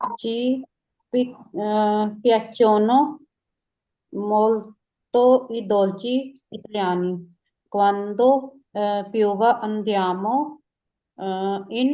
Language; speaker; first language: Italian; non-native, learner; Urdu